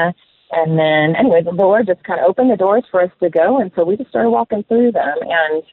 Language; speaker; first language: English; native; English